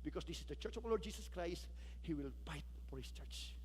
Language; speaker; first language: English; non-native, local second language; Filipino